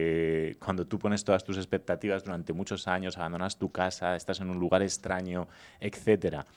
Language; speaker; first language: Spanish; native; Spanish